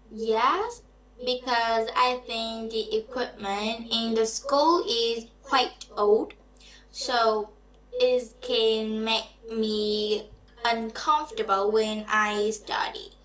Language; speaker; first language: English; non-native, learner; Vietnamese